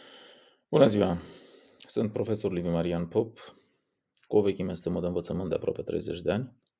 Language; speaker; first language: Romanian; native; Romanian